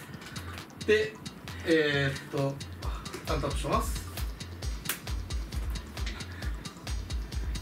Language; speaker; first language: Japanese; native; Japanese